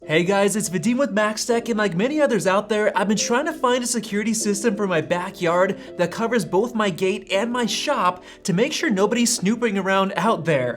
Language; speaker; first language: English; native; English